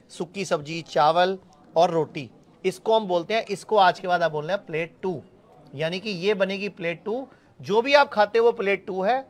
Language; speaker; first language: Hindi; native; Hindi